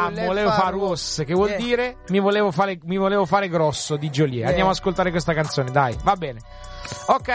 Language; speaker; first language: Italian; native; Italian